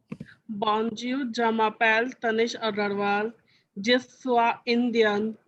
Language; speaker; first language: French; non-native, learner; Hindi